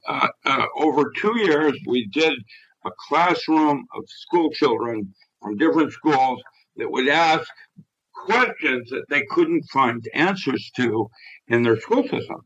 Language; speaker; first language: English; native; English